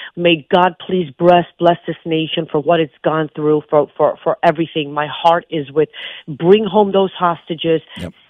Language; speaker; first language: English; native; English